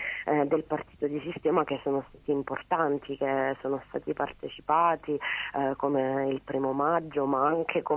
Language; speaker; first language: Italian; native; Italian